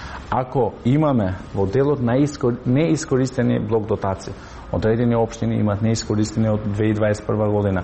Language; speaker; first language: Macedonian; non-native, local second language; Albanian